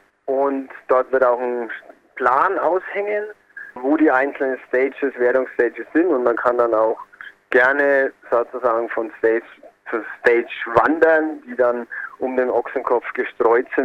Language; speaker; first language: German; native; German